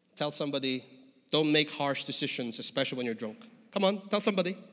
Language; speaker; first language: English; non-native, local second language; Filipino